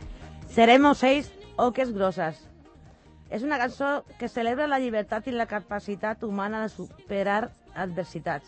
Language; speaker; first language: Catalan; non-native, fluent; Spanish